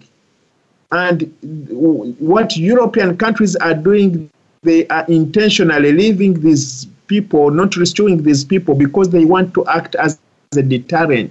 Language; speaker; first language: English; non-native, local second language; Ganda